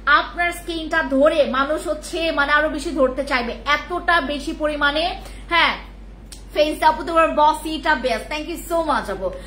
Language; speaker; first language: Bangla; non-native, local second language; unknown